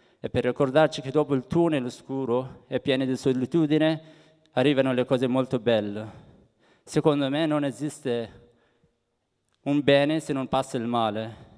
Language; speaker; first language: Italian; non-native, fluent; Persian